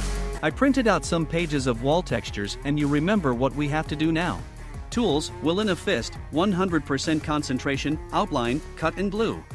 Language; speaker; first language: English; non-native, fluent; Russian